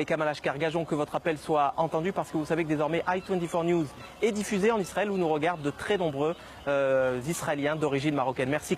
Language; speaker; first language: French; native; French